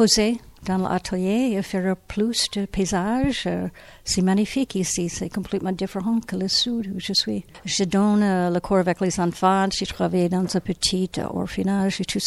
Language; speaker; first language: French; non-native, learner; English